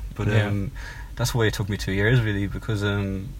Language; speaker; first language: English; native; English